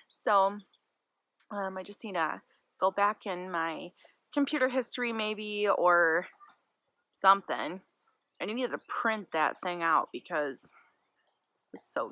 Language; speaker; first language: English; native; English